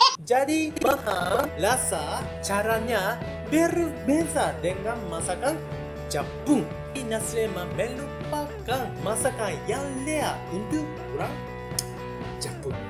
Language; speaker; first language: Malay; non-native, learner; Japanese